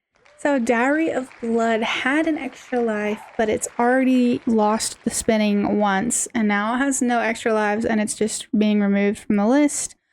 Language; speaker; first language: English; native; English